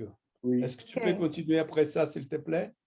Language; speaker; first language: French; non-native, fluent; Portuguese